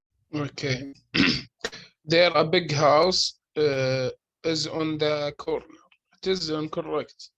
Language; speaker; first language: English; non-native, learner; Arabic